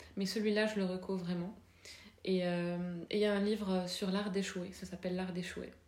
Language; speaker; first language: French; non-native, local second language; Arabic